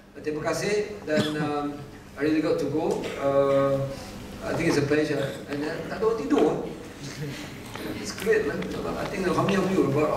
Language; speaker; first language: English; non-native, local second language; Malay